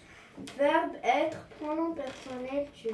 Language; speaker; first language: French; non-native, learner; Arabic